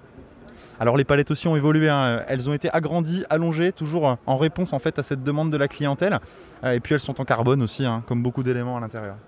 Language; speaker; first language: French; native; French